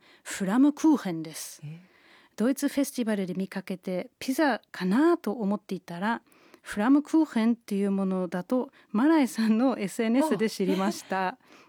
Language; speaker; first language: Japanese; non-native, fluent; German